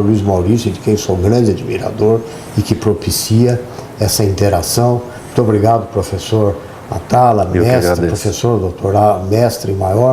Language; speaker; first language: Portuguese; native; Portuguese